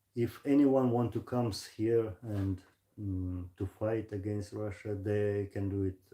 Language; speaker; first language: English; non-native, learner; Russian